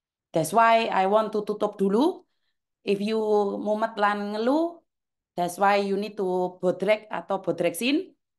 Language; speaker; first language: English; non-native, learner; Javanese